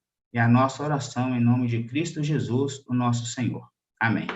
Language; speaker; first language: Portuguese; native; Portuguese